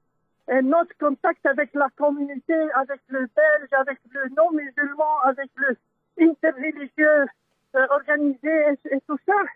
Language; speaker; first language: French; non-native, local second language; Dutch